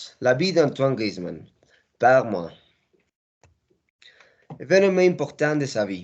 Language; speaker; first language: French; non-native, learner; Spanish